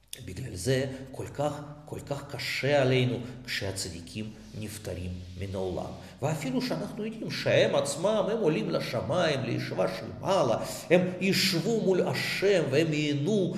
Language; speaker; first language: Hebrew; non-native, fluent; Russian